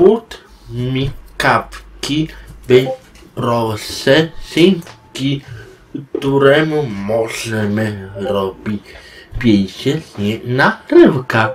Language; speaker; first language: Polish; non-native, learner; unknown